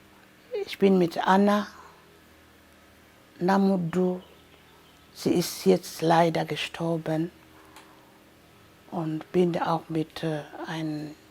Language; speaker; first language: German; non-native, learner; Ganda